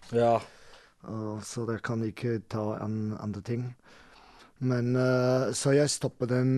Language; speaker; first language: Norwegian; non-native, learner; German